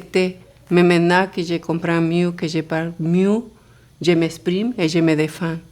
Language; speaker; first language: French; non-native, local second language; Spanish